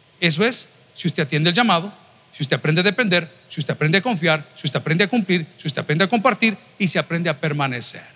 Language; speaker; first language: Spanish; native; Spanish